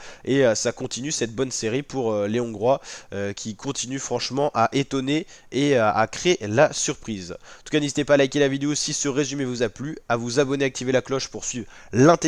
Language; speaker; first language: French; native; French